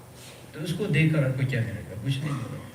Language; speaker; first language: Hindi; early bilingual, other home language; Tibetan